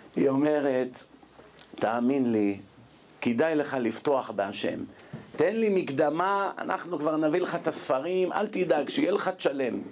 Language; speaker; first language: Hebrew; native; Hebrew